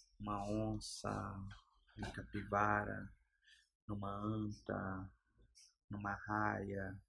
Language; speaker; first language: Portuguese; non-native, local second language; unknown